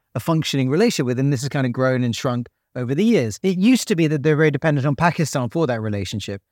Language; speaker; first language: English; native; English